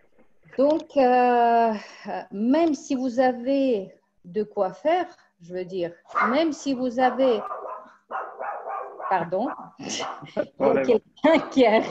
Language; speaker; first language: French; non-native, fluent; Russian